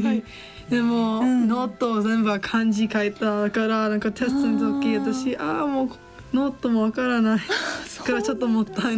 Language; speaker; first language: Japanese; non-native, learner; English